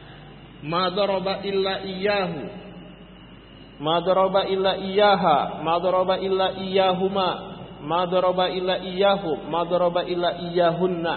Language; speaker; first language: Arabic; non-native, learner; Indonesian